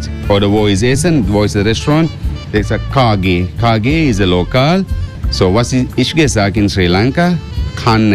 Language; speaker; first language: German; non-native, learner; Sinhala